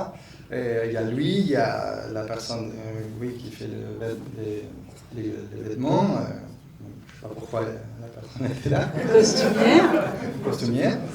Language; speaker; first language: French; non-native, fluent; Spanish